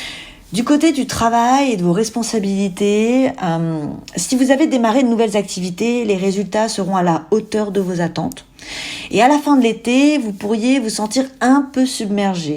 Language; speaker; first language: French; native; French